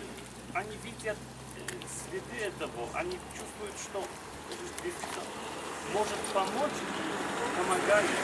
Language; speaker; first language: Russian; non-native, fluent; Polish